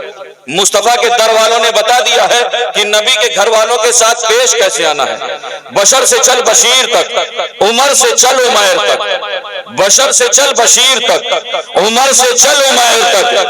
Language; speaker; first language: Urdu; native; Urdu